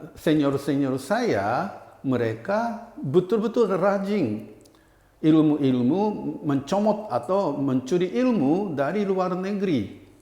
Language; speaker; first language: Indonesian; non-native, fluent; Japanese